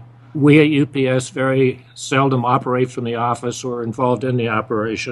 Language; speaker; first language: English; native; English